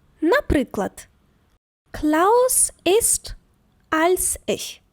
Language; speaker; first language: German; non-native, fluent; Ukrainian